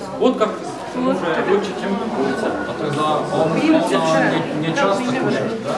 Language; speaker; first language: Russian; non-native, learner; Estonian